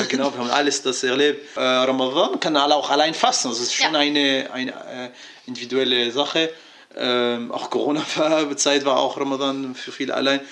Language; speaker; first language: German; non-native, fluent; French